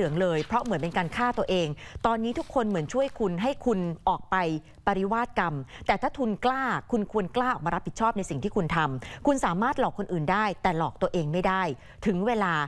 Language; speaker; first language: Thai; native; Thai